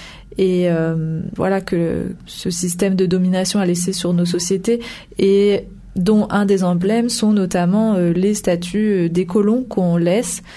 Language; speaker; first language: French; native; French